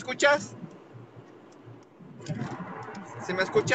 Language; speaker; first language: Spanish; native; Spanish